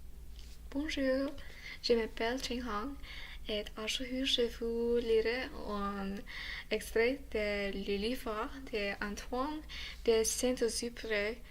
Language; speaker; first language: French; non-native, learner; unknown